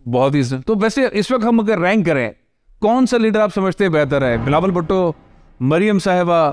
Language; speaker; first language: Urdu; native; Urdu